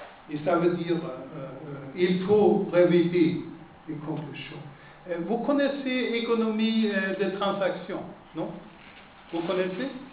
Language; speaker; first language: French; non-native, fluent; Swedish